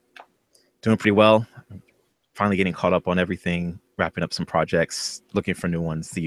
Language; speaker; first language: English; native; English